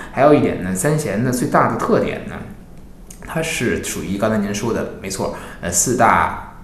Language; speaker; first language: Chinese; native; Chinese